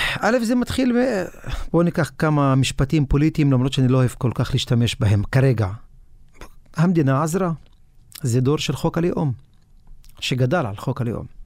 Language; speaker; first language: Hebrew; non-native, local second language; Arabic